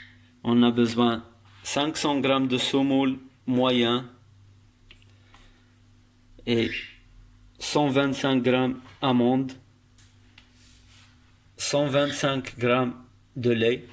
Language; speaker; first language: French; non-native, learner; Arabic